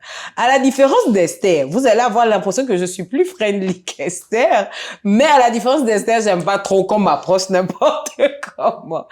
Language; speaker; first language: French; native; French